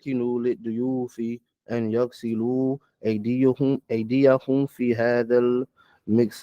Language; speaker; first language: Arabic; non-native, learner; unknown